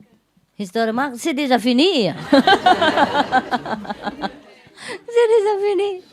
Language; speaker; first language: French; non-native, learner; Vietnamese